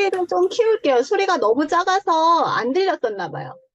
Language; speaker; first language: Korean; native; Korean